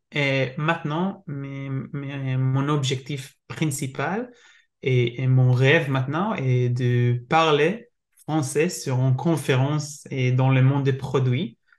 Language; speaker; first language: French; non-native, learner; Hebrew